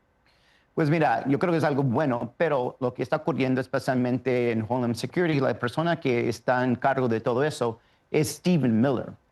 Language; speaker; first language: Spanish; early bilingual, heritage; Spanish